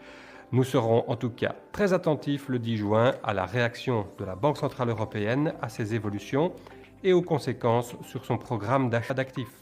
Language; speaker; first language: French; native; French